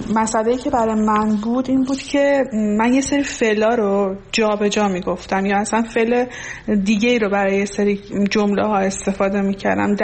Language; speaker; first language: Persian; non-native, local second language; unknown